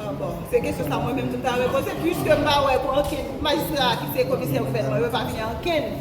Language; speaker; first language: French; non-native, local second language; Haitian Creole